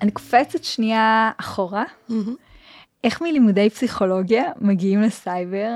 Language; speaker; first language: Hebrew; native; Hebrew